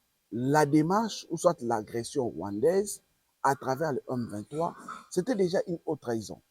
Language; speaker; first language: French; non-native, local second language; Lingala